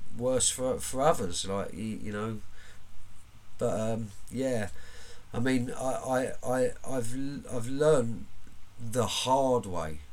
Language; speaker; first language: English; native; English